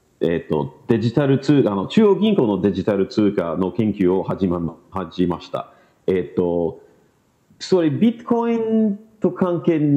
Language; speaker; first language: Japanese; non-native, learner; English